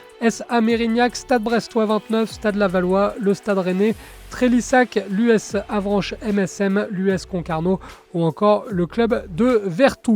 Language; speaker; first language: French; native; French